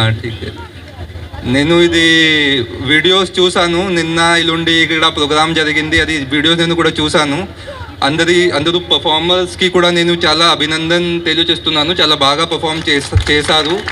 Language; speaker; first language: Telugu; non-native, learner; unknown